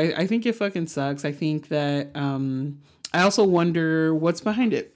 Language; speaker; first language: English; early bilingual, other home language; Spanish